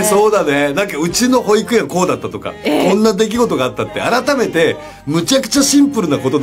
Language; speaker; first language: Japanese; native; Japanese